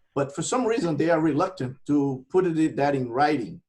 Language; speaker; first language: English; non-native, fluent; Portuguese